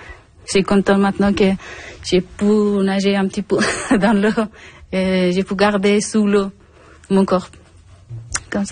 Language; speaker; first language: French; non-native, learner; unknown